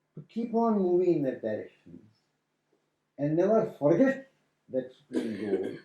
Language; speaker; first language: English; non-native, local second language; Kannada